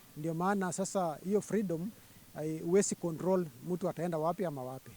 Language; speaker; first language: Swahili; non-native, local second language; Kalenjin